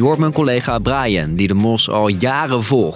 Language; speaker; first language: Dutch; native; Dutch